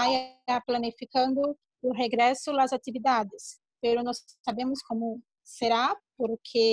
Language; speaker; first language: Spanish; non-native, fluent; Portuguese